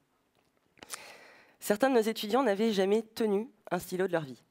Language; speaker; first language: French; native; French